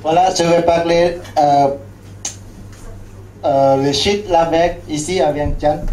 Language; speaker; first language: French; non-native, learner; Lao